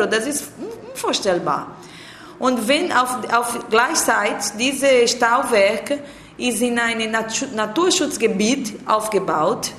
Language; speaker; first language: German; non-native, learner; Portuguese